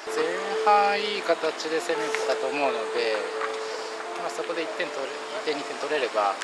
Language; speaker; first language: Japanese; native; Japanese